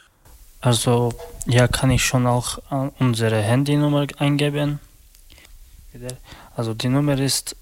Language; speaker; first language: German; non-native, learner; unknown